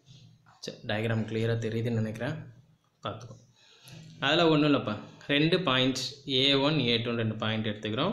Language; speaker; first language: Tamil; native; Tamil